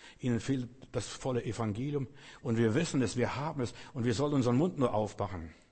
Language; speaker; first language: German; non-native, fluent; Russian